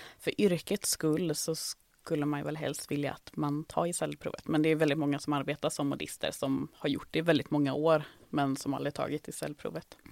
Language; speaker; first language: Swedish; native; Swedish